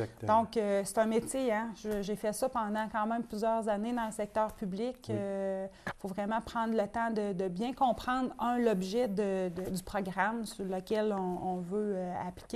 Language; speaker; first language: French; native; French